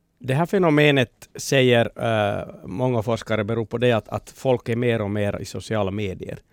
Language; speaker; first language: Swedish; native; Swedish